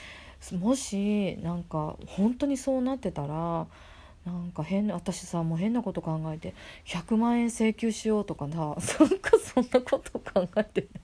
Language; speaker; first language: Japanese; native; Japanese